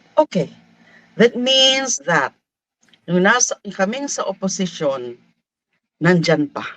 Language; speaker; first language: Filipino; non-native, local second language; Bikol